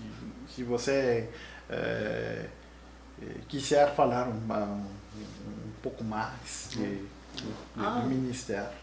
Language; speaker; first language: Portuguese; non-native, learner; Spanish